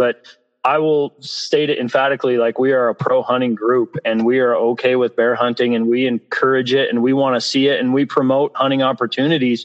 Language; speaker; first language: English; native; English